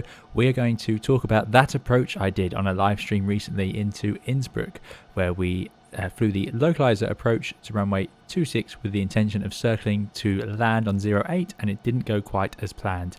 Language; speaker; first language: English; native; English